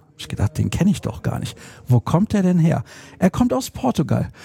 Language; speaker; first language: German; native; German